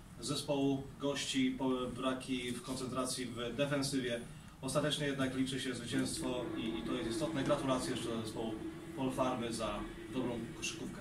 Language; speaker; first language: Polish; native; Polish